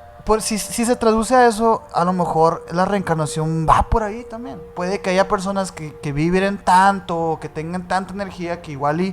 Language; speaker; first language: Spanish; native; Spanish